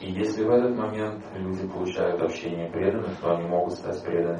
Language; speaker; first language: Russian; native; Russian